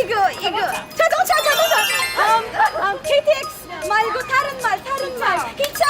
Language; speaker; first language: Korean; non-native, learner; English